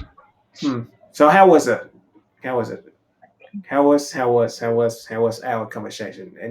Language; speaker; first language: English; non-native, fluent; Vietnamese